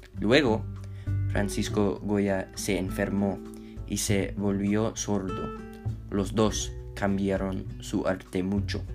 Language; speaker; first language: Spanish; non-native, learner; English